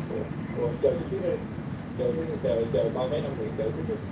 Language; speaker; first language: Vietnamese; native; Vietnamese